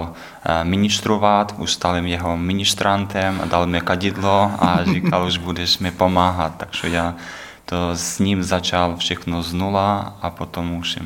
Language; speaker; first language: Czech; non-native, learner; Ukrainian